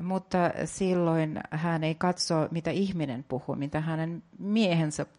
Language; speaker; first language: Finnish; non-native, fluent; Russian